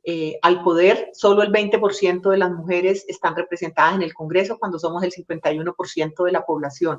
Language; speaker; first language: Spanish; native; Spanish